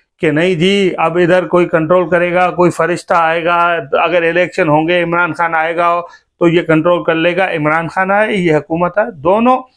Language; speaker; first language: Urdu; native; Urdu